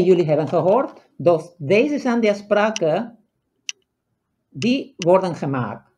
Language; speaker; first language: Dutch; non-native, fluent; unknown